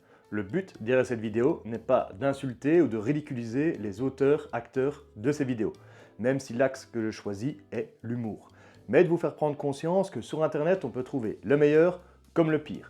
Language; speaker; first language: French; native; French